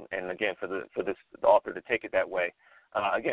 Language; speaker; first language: English; native; English